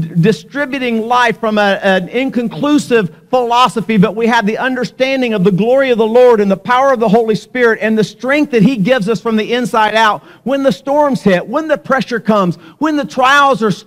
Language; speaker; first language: English; native; English